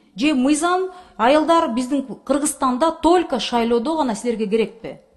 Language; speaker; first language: Russian; non-native, local second language; Kyrgyz